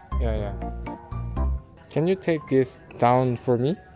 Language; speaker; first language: English; non-native, learner; Korean